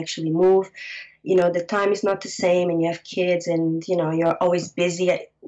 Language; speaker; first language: English; non-native, fluent; Portuguese